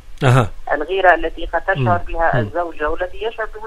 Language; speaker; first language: Arabic; native; Arabic